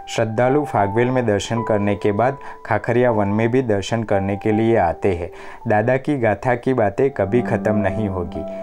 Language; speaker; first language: Hindi; non-native, local second language; Gujarati